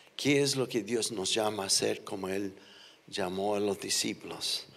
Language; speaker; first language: Spanish; non-native, fluent; English